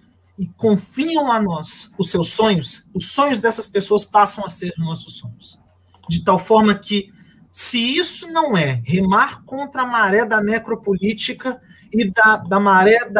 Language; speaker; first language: Portuguese; native; Portuguese